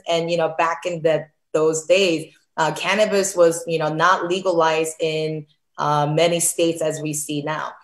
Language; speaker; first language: English; early bilingual, other home language; Korean